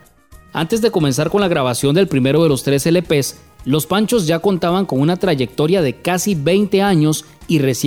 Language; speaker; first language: Spanish; native; Spanish